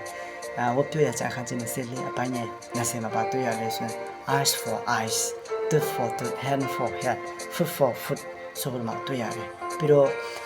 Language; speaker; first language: Burmese; non-native, local second language; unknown